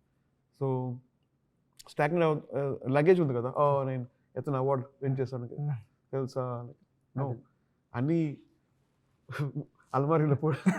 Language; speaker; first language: Telugu; non-native, learner; Tamil